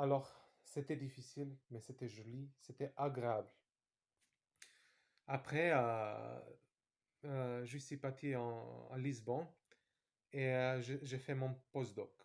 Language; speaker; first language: French; non-native, fluent; Serbian